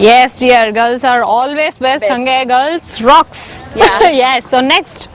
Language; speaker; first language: Kannada; native; Kannada